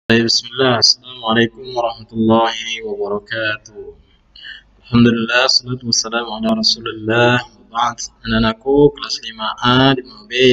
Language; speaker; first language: Arabic; non-native, fluent; Indonesian